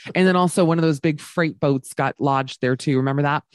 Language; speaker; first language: English; native; English